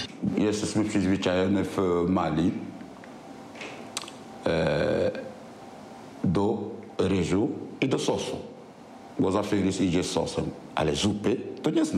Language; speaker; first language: Polish; non-native, fluent; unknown